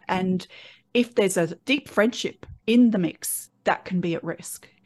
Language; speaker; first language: English; native; English